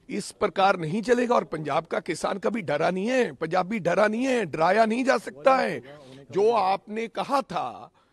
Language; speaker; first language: Hindi; non-native, local second language; Punjabi